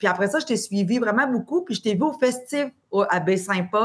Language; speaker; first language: French; native; French